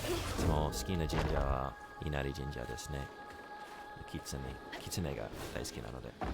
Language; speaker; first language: Japanese; non-native, learner; English